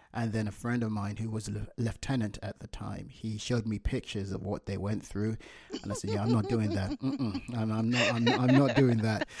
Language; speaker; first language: English; non-native, local second language; Yoruba